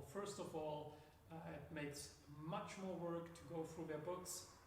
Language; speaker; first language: English; non-native, fluent; German